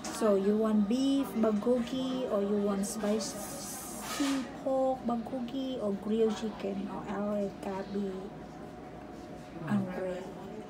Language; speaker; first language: English; non-native, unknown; Thai